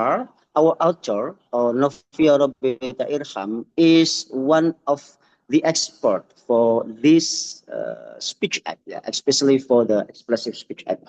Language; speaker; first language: English; non-native, fluent; Indonesian